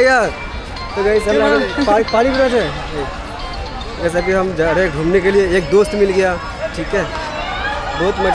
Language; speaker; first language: Hindi; non-native, local second language; Bangla